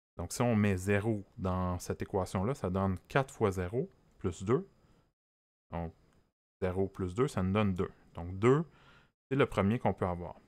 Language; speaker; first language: French; native; French